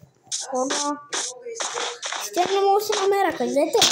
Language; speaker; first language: Bulgarian; early bilingual, heritage; Bulgarian